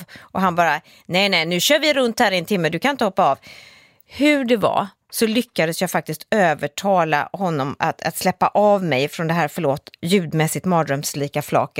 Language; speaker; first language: Swedish; native; Swedish